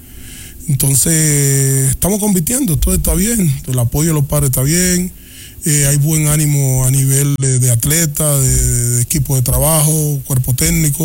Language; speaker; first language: Spanish; native; Spanish